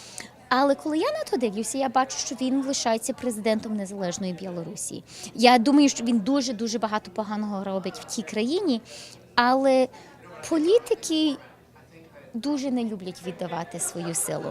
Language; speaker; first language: Ukrainian; early bilingual, heritage; English